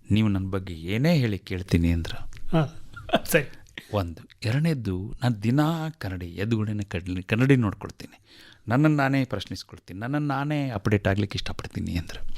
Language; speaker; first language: Kannada; native; Kannada